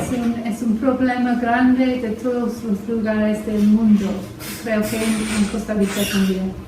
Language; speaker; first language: Spanish; non-native, fluent; English